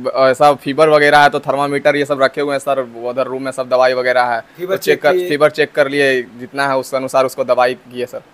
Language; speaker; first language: Hindi; native; Hindi